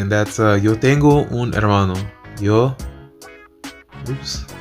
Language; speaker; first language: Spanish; non-native, learner; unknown